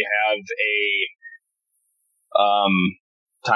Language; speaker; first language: English; native; English